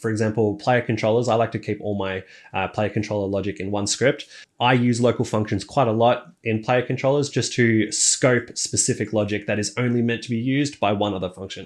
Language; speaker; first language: English; native; English